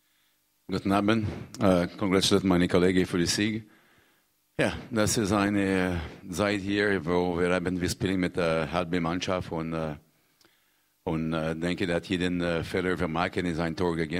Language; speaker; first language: German; non-native, fluent; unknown